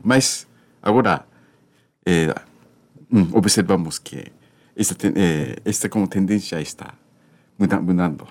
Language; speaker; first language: Portuguese; non-native, learner; Japanese